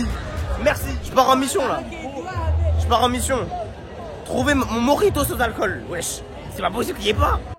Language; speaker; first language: French; native; French